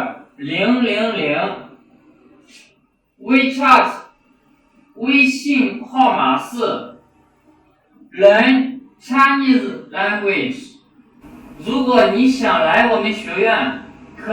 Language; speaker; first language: Chinese; non-native, fluent; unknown